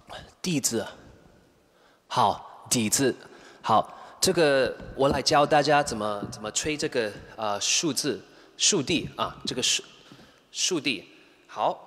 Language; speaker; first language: Chinese; non-native, fluent; English